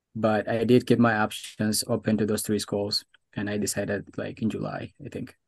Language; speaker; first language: English; non-native, local second language; Arabic